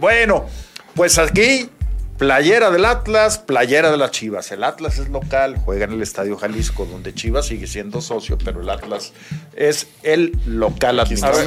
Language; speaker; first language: Spanish; native; Spanish